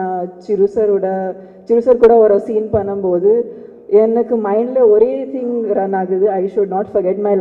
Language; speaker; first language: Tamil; non-native, fluent; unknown